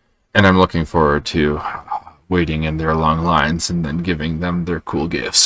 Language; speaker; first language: English; native; English